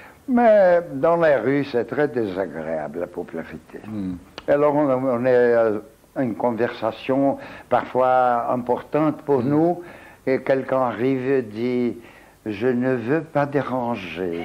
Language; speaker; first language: French; non-native, fluent; Portuguese